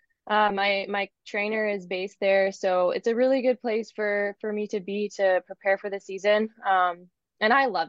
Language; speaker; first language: English; native; English